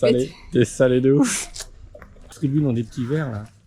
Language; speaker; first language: French; native; French